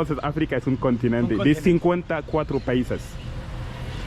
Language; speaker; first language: Spanish; non-native, local second language; French